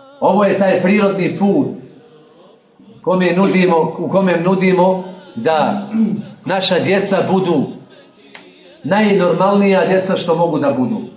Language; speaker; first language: Croatian; native; Croatian